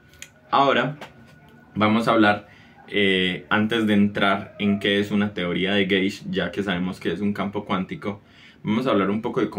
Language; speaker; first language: Spanish; native; Spanish